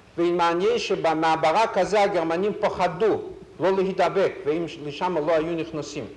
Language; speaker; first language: Hebrew; non-native, fluent; Yiddish